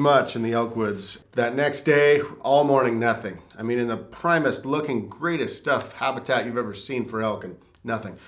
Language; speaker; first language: English; native; English